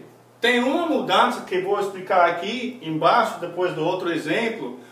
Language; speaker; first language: Portuguese; non-native, fluent; English